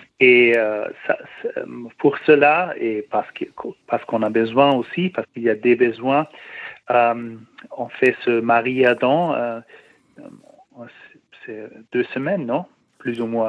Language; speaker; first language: French; non-native, learner; German